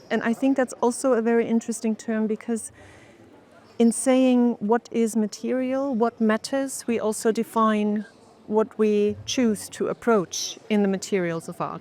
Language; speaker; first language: English; non-native, fluent; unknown